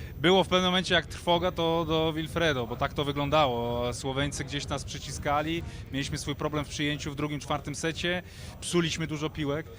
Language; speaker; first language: Polish; native; Polish